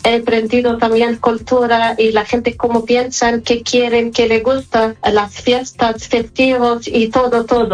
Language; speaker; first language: Spanish; non-native, fluent; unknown